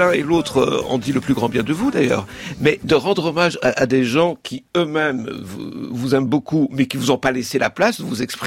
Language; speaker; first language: French; native; French